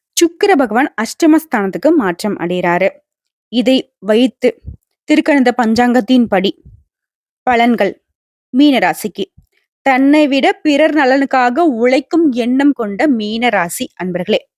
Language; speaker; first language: Tamil; native; Tamil